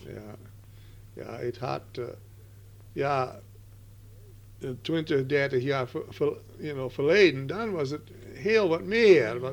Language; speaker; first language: Dutch; early bilingual, heritage; Dutch